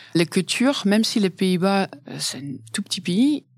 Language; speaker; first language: French; non-native, fluent; Dutch